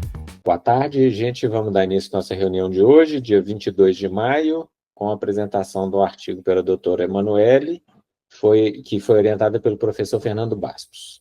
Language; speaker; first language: Portuguese; native; Portuguese